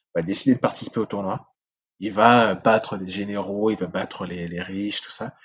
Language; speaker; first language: French; non-native, local second language; Sango